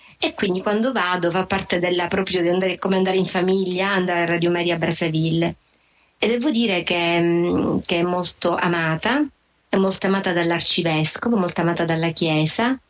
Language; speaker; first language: Italian; native; Italian